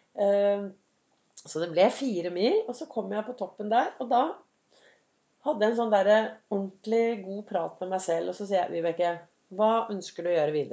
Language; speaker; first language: Norwegian; native; Norwegian